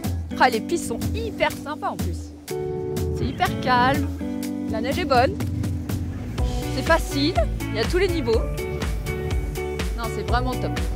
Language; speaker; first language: French; native; French